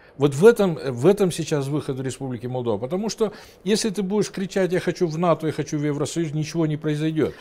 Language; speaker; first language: Russian; non-native, local second language; Romanian